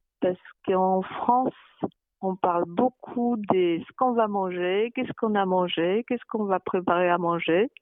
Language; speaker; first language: French; non-native, fluent; Polish